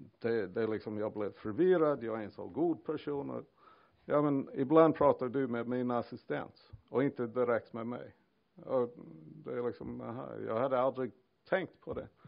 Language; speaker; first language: Swedish; non-native, fluent; English